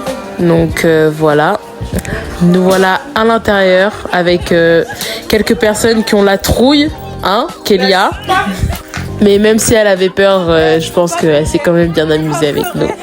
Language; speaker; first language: French; native; French